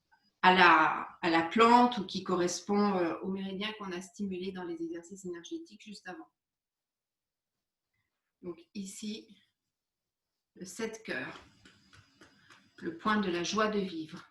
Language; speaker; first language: French; native; French